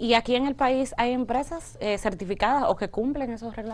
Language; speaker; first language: Spanish; native; Spanish